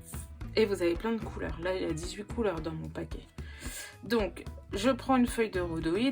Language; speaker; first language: French; native; French